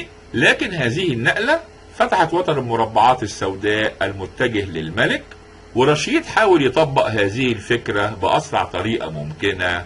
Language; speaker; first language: Arabic; native; Arabic